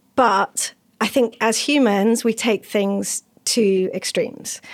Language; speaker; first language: English; native; English